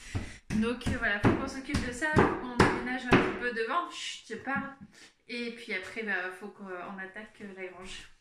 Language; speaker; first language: French; native; French